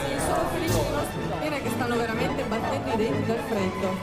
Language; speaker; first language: Italian; native; Italian